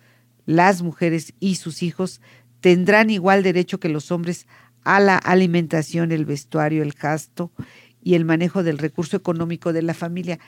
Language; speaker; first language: Spanish; native; Spanish